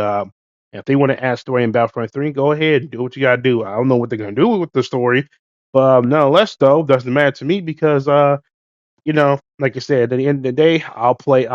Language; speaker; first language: English; native; English